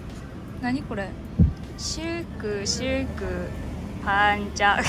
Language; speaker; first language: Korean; non-native, fluent; Japanese